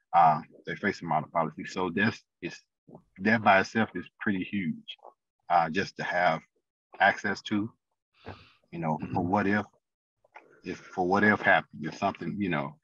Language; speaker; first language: English; native; English